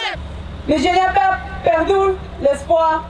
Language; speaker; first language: French; native; French